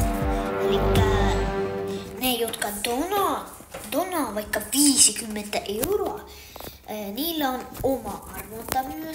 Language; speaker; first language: Finnish; early bilingual, other home language; Russian